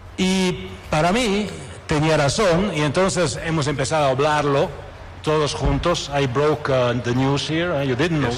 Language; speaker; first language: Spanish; non-native, fluent; Italian